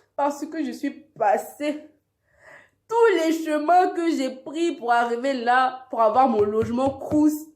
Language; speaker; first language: French; early bilingual, other home language; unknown